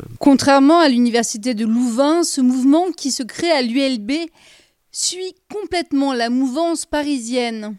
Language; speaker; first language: French; non-native, local second language; Luxembourgish